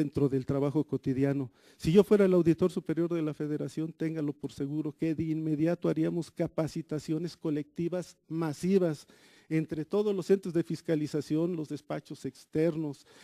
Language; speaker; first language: Spanish; native; Spanish